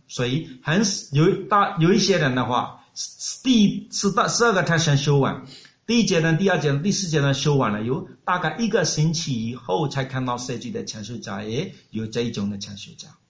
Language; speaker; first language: Chinese; non-native, fluent; Burmese